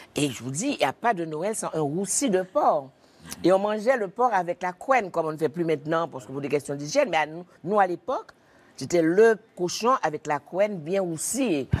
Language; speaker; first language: French; native; French